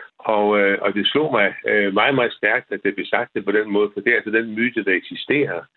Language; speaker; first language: Danish; native; Danish